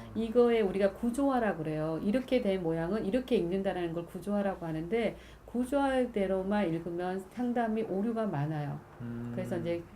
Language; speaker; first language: Korean; native; Korean